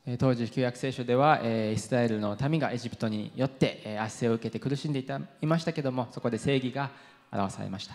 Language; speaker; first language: Japanese; non-native, fluent; English